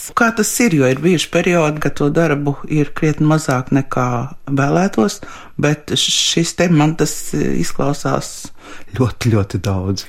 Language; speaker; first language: Latvian; native; Latvian